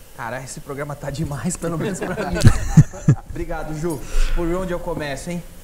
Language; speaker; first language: Portuguese; native; Portuguese